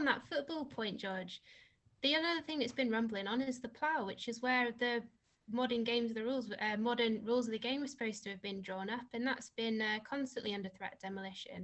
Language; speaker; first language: English; native; English